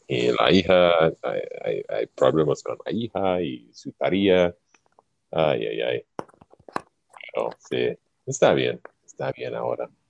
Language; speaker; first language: Spanish; non-native, learner; English